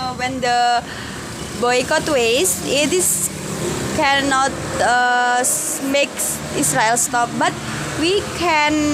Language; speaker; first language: English; non-native, learner; Indonesian